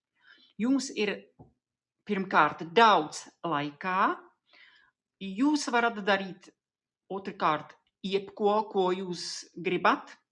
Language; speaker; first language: Latvian; non-native, fluent; Czech